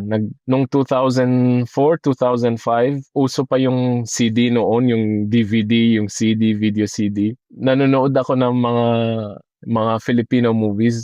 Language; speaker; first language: Filipino; non-native, fluent; Arabic